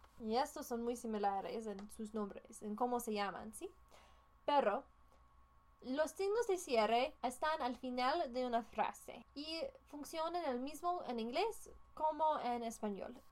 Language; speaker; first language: Spanish; non-native, fluent; English